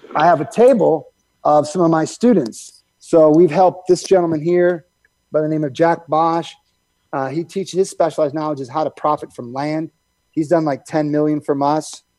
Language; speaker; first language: English; native; English